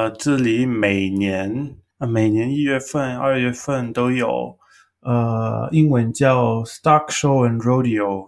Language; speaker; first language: Chinese; non-native, learner; English